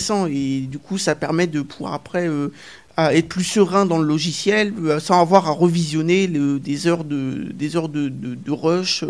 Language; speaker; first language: French; native; French